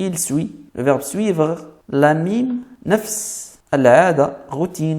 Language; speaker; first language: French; non-native, fluent; Arabic